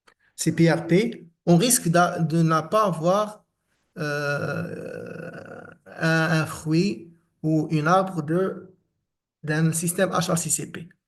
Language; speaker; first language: French; non-native, local second language; Arabic